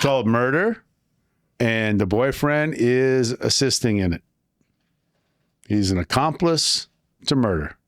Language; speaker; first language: English; native; English